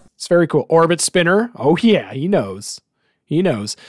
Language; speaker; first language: English; native; English